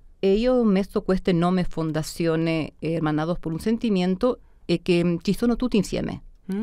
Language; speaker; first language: Italian; early bilingual, heritage; Spanish